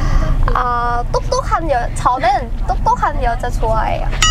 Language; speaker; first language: Korean; non-native, learner; Vietnamese